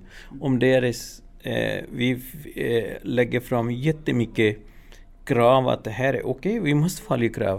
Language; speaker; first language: Swedish; non-native, fluent; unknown